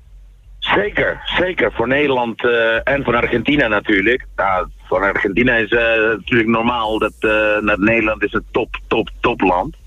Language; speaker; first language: Dutch; non-native, fluent; Spanish